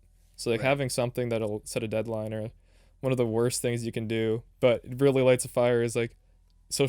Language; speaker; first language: English; native; English